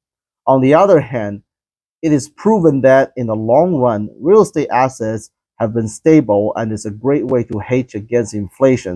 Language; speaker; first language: English; non-native, fluent; Chinese